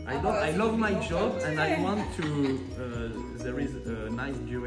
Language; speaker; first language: English; non-native, fluent; French